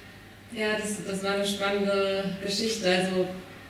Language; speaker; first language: German; native; German